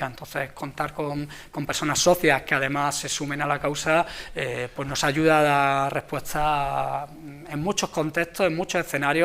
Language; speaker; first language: Spanish; native; Spanish